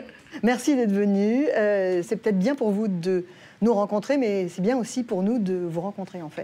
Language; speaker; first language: French; native; French